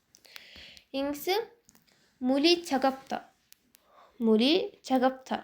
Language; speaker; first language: Korean; non-native, fluent; Uzbek